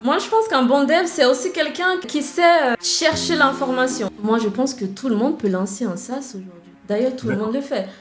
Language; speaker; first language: French; non-native, fluent; English